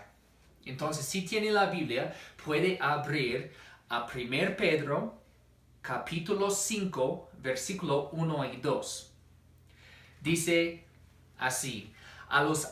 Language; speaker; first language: Spanish; non-native, fluent; English